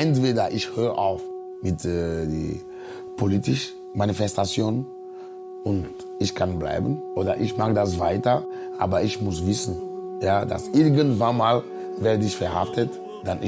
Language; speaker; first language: German; non-native, fluent; Ewe